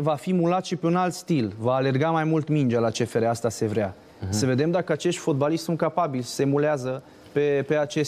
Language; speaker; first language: Romanian; native; Romanian